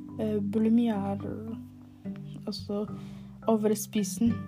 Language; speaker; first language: Norwegian; non-native, learner; Arabic